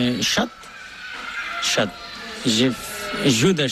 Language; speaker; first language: French; non-native, learner; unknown